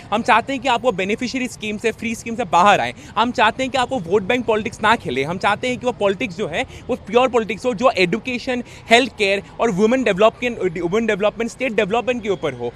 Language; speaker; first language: Hindi; non-native, local second language; Assamese